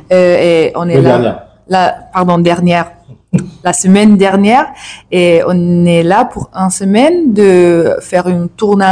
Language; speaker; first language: French; non-native, learner; English